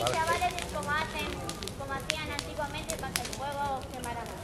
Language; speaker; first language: Spanish; native; Spanish